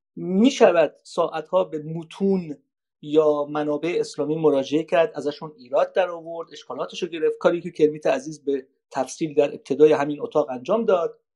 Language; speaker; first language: Persian; native; Persian